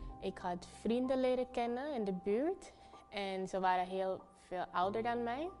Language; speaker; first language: Dutch; non-native, local second language; Papiamento